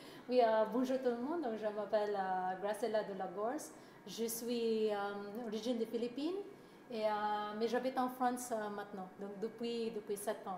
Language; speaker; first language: French; non-native, learner; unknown